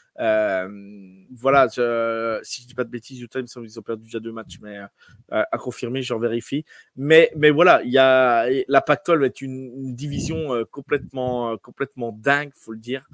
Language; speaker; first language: French; native; French